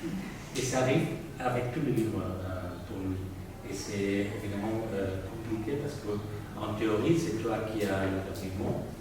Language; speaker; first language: French; non-native, fluent; Spanish